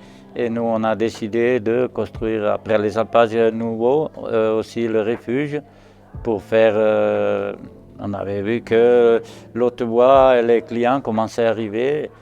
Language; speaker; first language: French; non-native, local second language; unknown